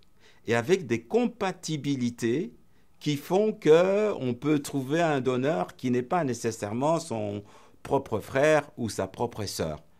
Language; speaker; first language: French; native; French